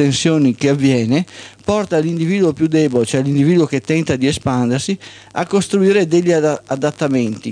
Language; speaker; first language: Italian; native; Italian